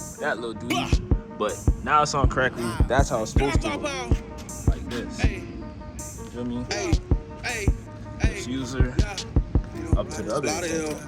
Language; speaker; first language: English; native; English